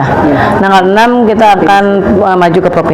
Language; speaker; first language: Indonesian; native; Indonesian